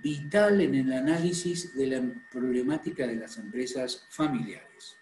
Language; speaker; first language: Spanish; native; Spanish